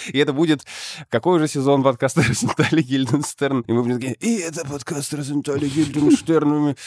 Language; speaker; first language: Russian; native; Russian